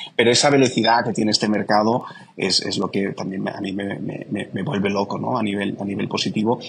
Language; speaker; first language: Spanish; native; Spanish